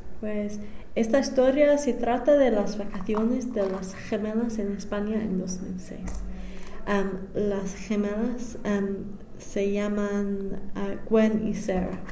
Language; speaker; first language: Spanish; non-native, fluent; English